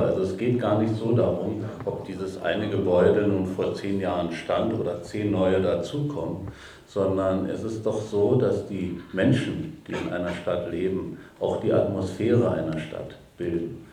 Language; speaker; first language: German; native; German